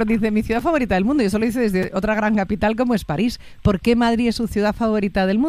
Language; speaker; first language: Spanish; native; Spanish